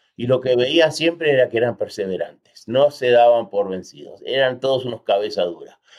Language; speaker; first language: Spanish; early bilingual, heritage; Spanish